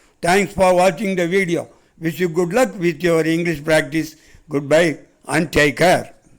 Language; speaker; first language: English; non-native, local second language; Tamil